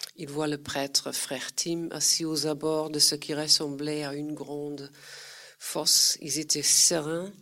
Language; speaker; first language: French; non-native, fluent; German